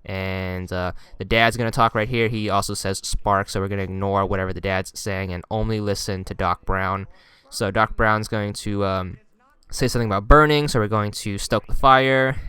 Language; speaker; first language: English; native; English